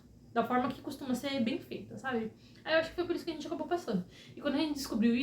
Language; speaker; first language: Portuguese; native; Portuguese